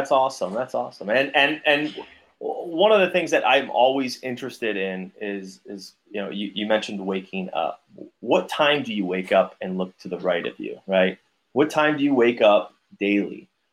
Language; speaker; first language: English; native; English